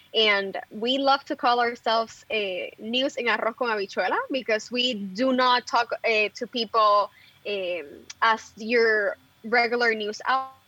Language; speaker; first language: English; non-native, fluent; Spanish